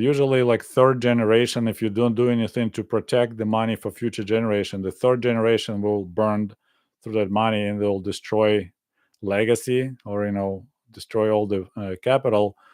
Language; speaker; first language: English; non-native, fluent; Russian